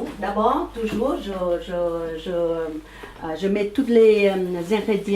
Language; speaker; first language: French; early bilingual, other home language; Vietnamese